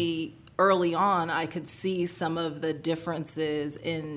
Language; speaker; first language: English; native; English